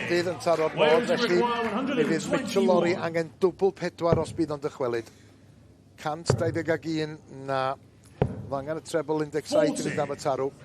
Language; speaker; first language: Welsh; native; Welsh